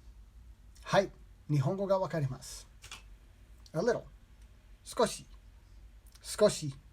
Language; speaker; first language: Japanese; non-native, learner; English